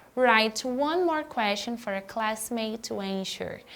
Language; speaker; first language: English; non-native, fluent; Portuguese